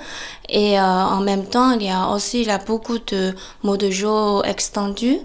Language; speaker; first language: French; non-native, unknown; Chinese